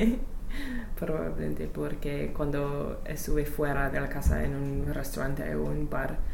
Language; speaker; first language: Spanish; non-native, learner; English